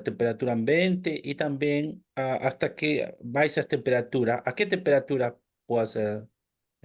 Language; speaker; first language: Spanish; non-native, local second language; Portuguese